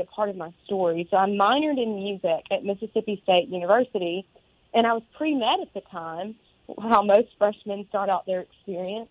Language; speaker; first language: English; native; English